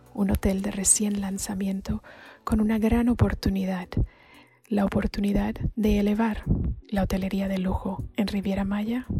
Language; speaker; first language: Spanish; native; Spanish